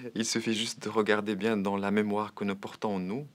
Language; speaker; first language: French; non-native, local second language; Arabic